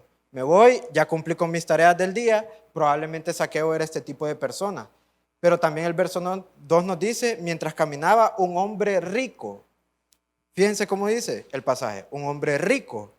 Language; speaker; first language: Spanish; native; Spanish